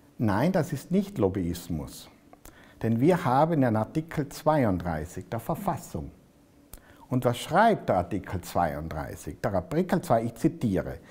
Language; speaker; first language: German; native; German